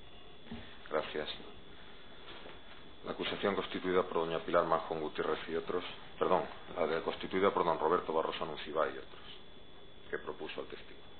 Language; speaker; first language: Spanish; native; Spanish